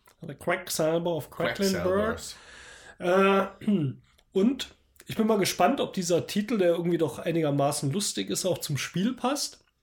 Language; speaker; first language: German; native; German